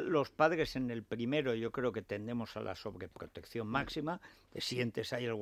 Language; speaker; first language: Spanish; native; Spanish